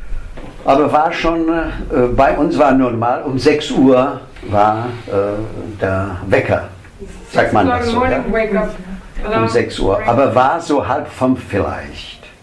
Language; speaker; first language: German; non-native, fluent; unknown